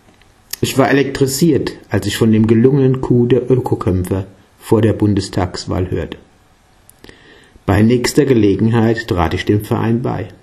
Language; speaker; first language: German; native; German